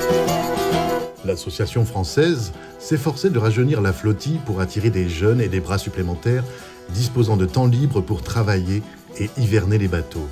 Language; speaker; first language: French; native; French